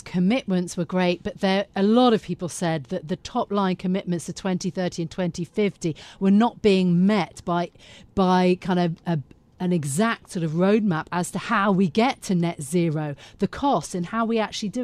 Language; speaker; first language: English; native; English